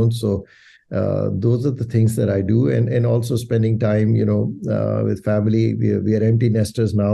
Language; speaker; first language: English; non-native, local second language; Urdu